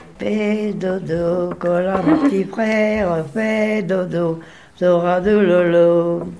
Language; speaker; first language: French; native; French